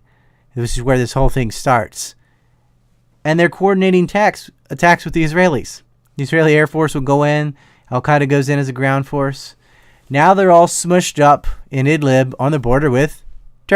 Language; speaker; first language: English; native; English